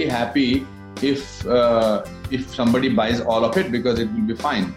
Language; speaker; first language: English; non-native, local second language; Hindi